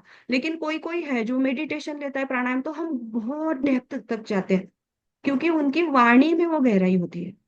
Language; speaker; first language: Hindi; native; Hindi